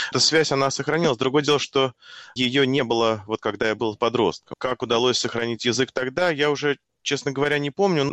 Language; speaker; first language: Russian; native; Russian